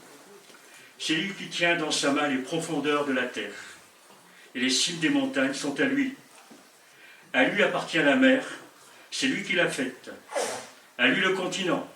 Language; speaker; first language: French; native; French